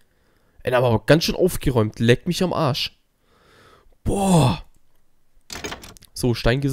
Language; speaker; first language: German; native; German